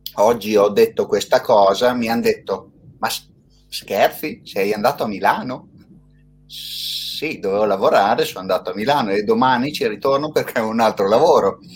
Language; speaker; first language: Italian; native; Italian